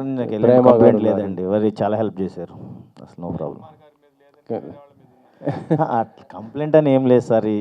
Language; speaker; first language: Telugu; native; Telugu